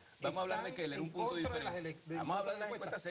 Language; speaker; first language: Spanish; native; Spanish